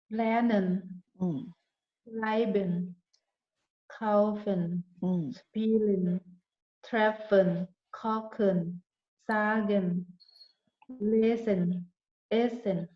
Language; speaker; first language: German; non-native, learner; Thai